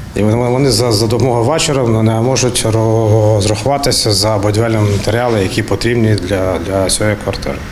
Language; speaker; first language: Ukrainian; native; Ukrainian